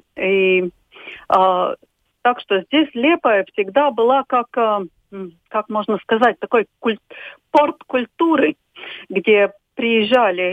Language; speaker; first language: Russian; non-native, local second language; Latvian